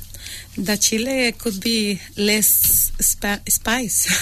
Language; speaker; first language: English; non-native, learner; Spanish